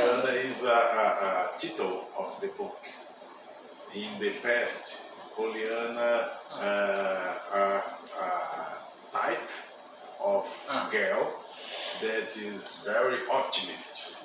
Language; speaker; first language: English; non-native, learner; Portuguese